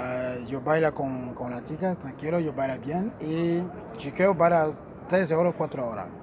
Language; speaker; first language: Spanish; non-native, learner; Portuguese